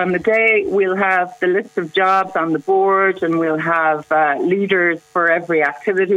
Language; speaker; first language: English; native; English